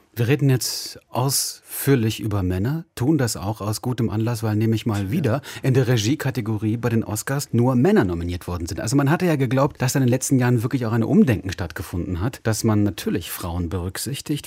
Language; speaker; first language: German; native; German